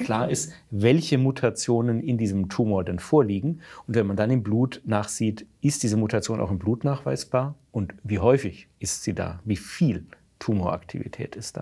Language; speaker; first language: German; native; German